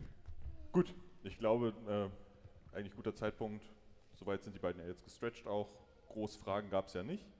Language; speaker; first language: German; native; German